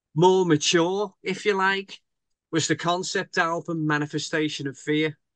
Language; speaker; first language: English; native; English